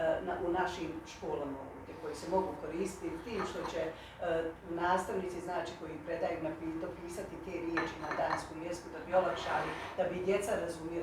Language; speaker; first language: Bosnian; native; Bosnian